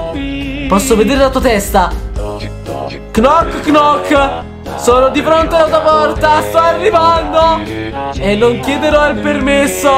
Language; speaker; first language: Italian; native; Italian